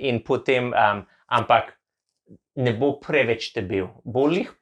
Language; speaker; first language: Slovenian; non-native, learner; English